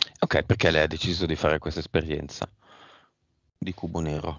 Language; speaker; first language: Italian; native; Italian